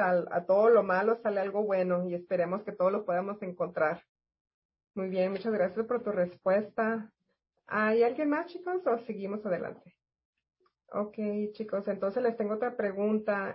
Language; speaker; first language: Spanish; native; Spanish